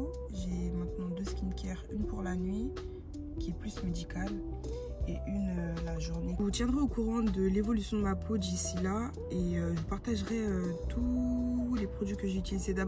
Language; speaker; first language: French; native; French